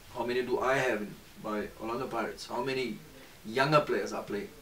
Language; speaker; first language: English; non-native, fluent; Turkish